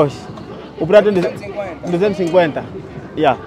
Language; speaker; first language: Portuguese; non-native, learner; Vietnamese